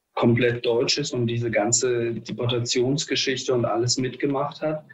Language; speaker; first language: German; early bilingual, other home language; Russian